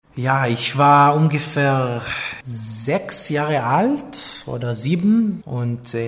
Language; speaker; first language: German; non-native, fluent; Hebrew